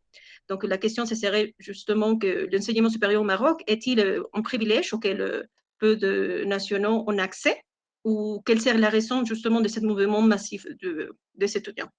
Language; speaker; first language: French; non-native, fluent; Spanish